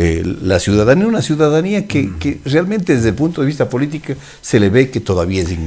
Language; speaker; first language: Spanish; native; Spanish